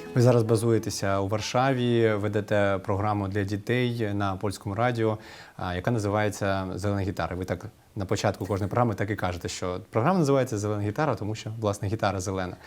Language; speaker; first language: Ukrainian; native; Ukrainian